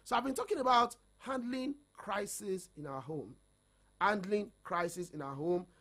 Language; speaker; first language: English; non-native, local second language; Yoruba